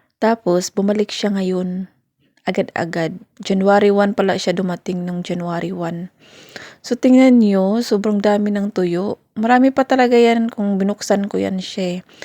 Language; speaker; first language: Filipino; non-native, local second language; Cebuano